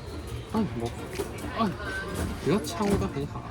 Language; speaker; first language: Chinese; native; Chinese